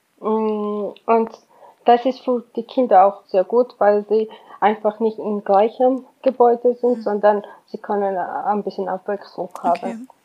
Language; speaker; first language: German; non-native, learner; Georgian